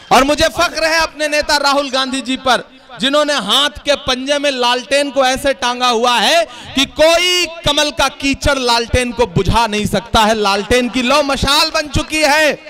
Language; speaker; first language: Hindi; native; Hindi